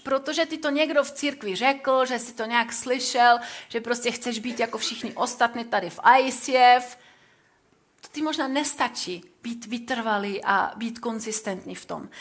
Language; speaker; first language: Czech; non-native, fluent; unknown